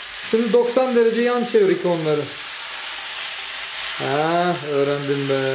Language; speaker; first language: Turkish; native; Turkish